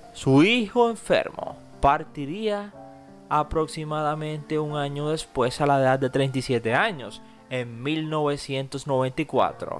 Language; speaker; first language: Spanish; native; Spanish